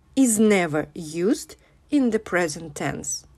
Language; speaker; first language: English; non-native, fluent; Russian